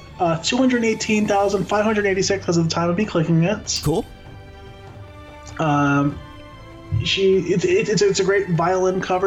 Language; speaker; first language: English; native; English